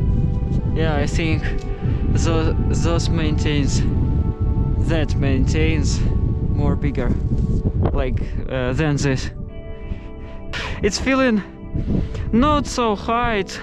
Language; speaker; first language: English; non-native, learner; Russian